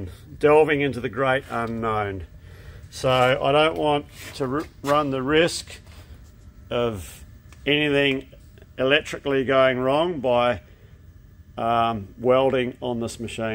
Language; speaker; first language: English; native; English